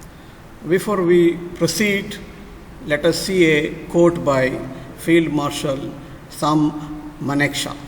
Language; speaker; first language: English; non-native, local second language; Malayalam